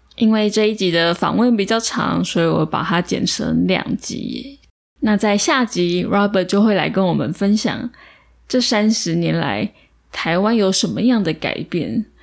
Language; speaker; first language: Chinese; native; Chinese